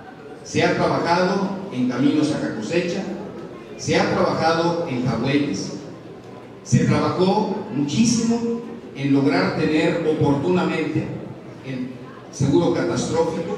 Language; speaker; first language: Spanish; native; Spanish